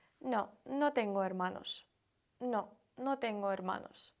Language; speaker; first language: Spanish; non-native, fluent; Ukrainian